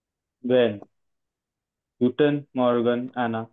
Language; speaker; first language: German; non-native, learner; Marathi